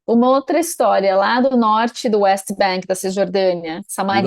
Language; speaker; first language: Portuguese; native; Portuguese